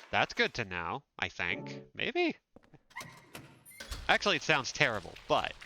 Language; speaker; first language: English; native; English